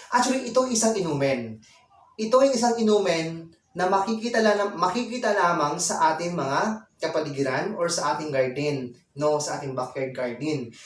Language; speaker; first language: Filipino; non-native, local second language; Waray